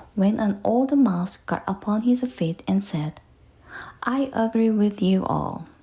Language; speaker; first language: English; non-native, fluent; Korean